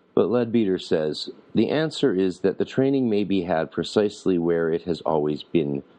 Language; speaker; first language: English; native; English